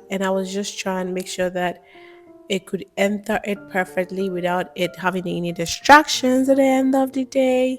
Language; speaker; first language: English; non-native, local second language; Akan